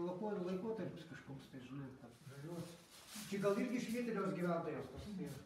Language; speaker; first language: Lithuanian; native; Lithuanian